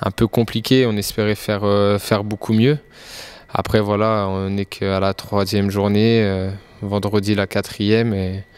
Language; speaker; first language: French; native; French